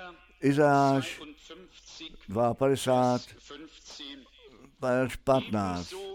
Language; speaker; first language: Czech; non-native, fluent; German